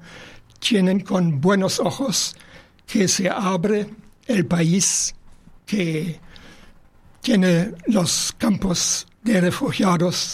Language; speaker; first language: Spanish; non-native, fluent; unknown